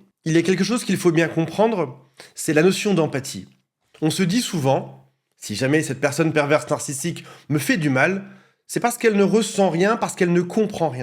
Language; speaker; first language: French; native; French